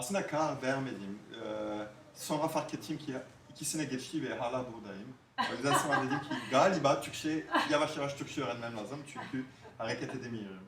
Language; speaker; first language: Turkish; non-native, fluent; French